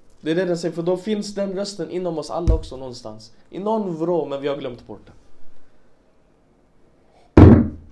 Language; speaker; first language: Swedish; early bilingual, other home language; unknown